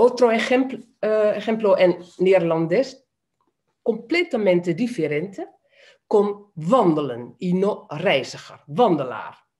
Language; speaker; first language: Spanish; non-native, fluent; Dutch